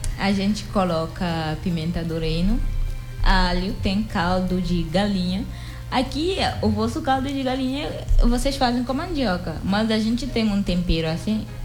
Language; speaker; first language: Portuguese; non-native, local second language; Upper Guinea Crioulo